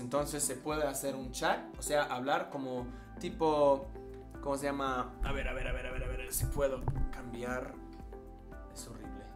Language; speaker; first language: Spanish; non-native, fluent; English